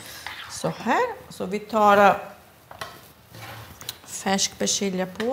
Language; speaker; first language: Swedish; non-native, fluent; Italian